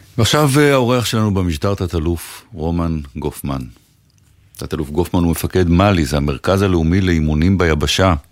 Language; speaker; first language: Hebrew; native; Hebrew